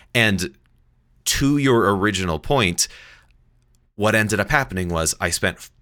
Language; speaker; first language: English; native; English